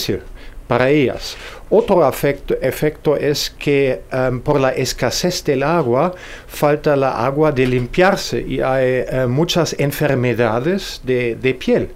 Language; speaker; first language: Spanish; non-native, fluent; German